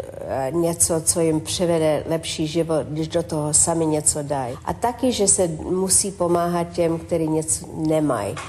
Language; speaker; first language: Czech; early bilingual, heritage; Czech